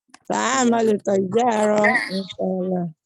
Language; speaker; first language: Arabic; non-native, learner; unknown